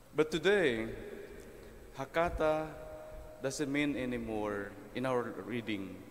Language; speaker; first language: English; non-native, local second language; Filipino